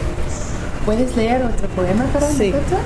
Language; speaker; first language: Spanish; non-native, learner; English